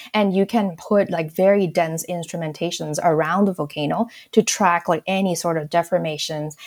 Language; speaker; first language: English; non-native, local second language; Cantonese